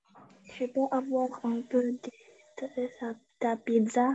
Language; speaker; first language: French; non-native, learner; Russian